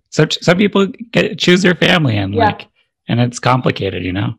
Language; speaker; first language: English; native; English